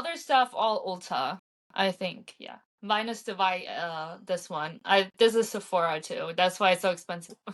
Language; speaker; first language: English; early bilingual, heritage; English